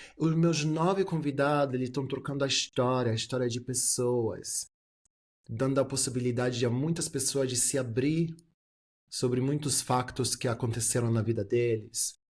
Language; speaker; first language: Portuguese; early bilingual, heritage; Portuguese